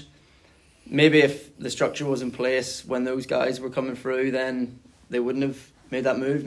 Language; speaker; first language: English; native; English